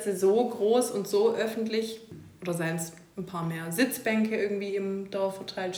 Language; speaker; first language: German; native; German